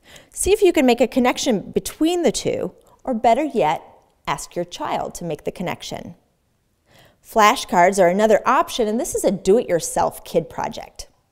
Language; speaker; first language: English; native; English